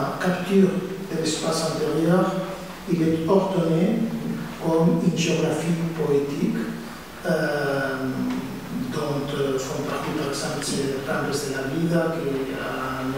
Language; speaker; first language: French; non-native, fluent; Spanish